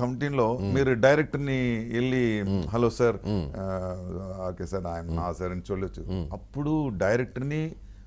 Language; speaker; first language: Telugu; non-native, local second language; Tamil